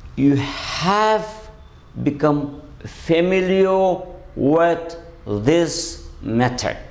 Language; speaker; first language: English; non-native, local second language; Kannada